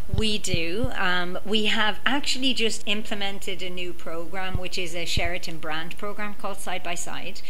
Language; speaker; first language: English; native; English